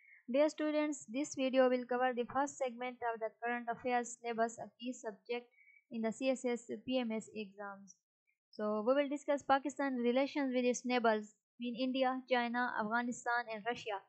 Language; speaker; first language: English; non-native, local second language; Urdu